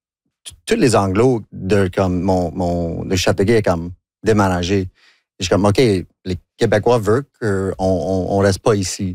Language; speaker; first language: French; non-native, local second language; English